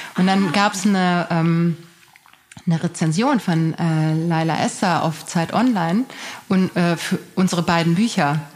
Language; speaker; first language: German; early bilingual, other home language; Persian